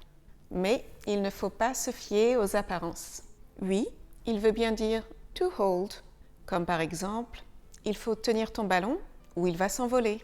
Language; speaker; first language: French; native; French